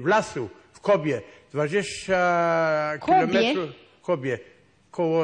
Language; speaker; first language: Polish; non-native, local second language; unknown